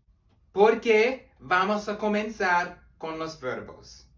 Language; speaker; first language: Spanish; non-native, learner; English